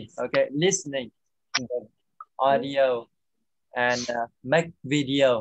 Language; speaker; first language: English; non-native, fluent; Vietnamese